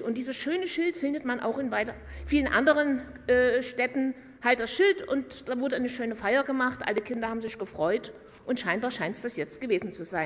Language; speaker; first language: German; native; German